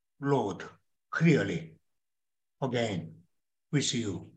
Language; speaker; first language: English; non-native, learner; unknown